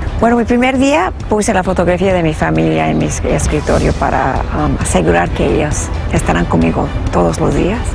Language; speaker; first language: Spanish; early bilingual, heritage; Spanish